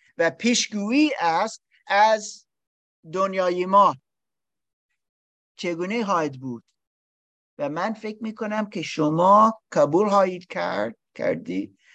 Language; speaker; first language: Persian; non-native, learner; English